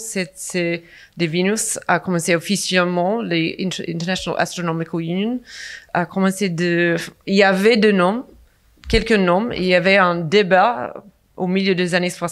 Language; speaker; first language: French; non-native, fluent; English